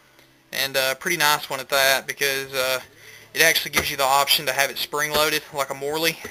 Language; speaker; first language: English; native; English